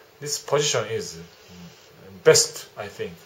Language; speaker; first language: English; non-native, learner; Japanese